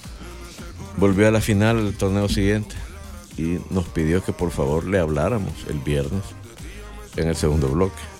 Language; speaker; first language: Spanish; native; Spanish